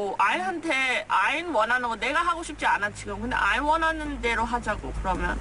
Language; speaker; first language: Korean; early bilingual, heritage; English